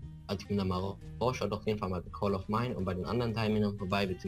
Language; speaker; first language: German; native; German